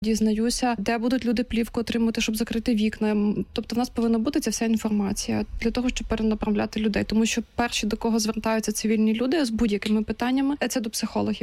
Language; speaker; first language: Ukrainian; native; Ukrainian